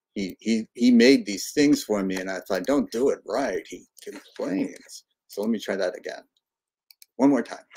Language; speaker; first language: English; native; English